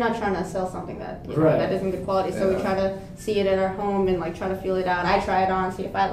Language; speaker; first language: English; native; English